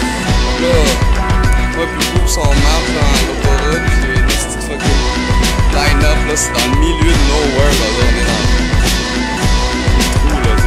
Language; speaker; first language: French; native; French